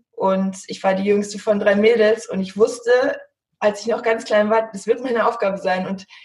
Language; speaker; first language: German; early bilingual, heritage; German